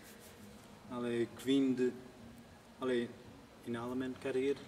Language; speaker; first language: Dutch; non-native, learner; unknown